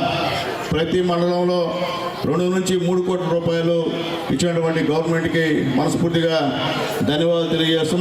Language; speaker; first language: Telugu; native; Telugu